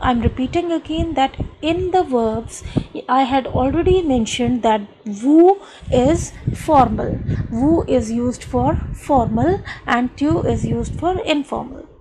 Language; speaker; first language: English; non-native, local second language; Hindi